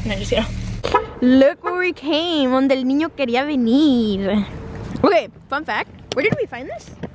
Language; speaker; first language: English; early bilingual, other home language; Spanish